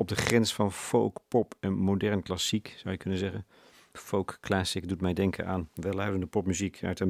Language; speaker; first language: Dutch; native; Dutch